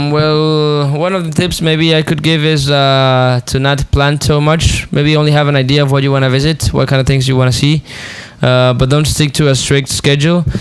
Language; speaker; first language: English; non-native, fluent; Spanish